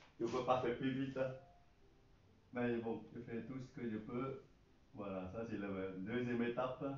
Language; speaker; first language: French; non-native, learner; Chinese